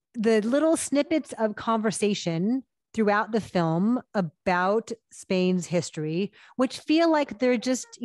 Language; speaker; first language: English; native; English